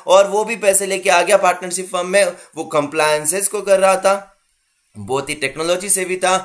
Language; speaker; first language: Hindi; non-native, local second language; Marathi